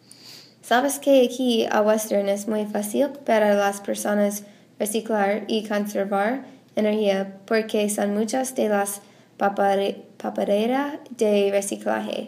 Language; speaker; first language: Spanish; non-native, learner; English